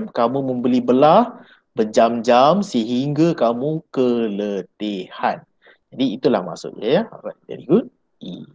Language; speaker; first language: Malay; native; Malay